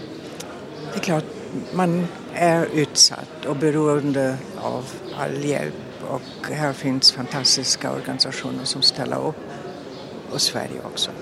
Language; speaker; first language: Swedish; non-native, fluent; German